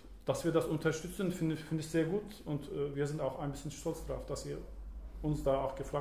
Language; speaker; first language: German; early bilingual, other home language; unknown